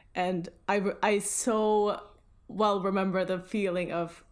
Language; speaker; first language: English; early bilingual, other home language; German